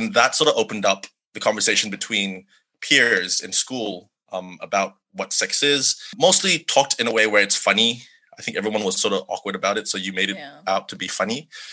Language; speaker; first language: English; non-native, local second language; Malay